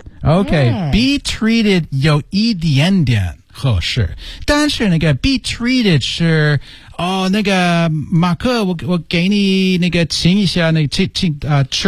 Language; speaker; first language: Chinese; non-native, learner; English